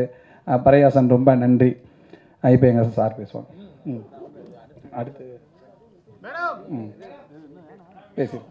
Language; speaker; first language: Tamil; native; Tamil